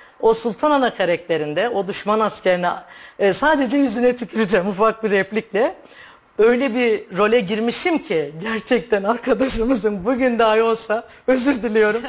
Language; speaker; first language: Turkish; native; Turkish